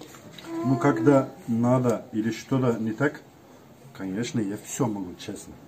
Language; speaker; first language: Russian; non-native, learner; Turkish